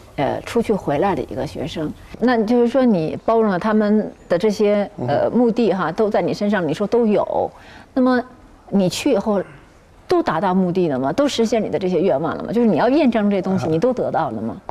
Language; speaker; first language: Chinese; native; Chinese